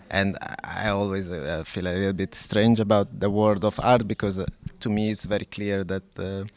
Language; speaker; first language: English; non-native, fluent; Italian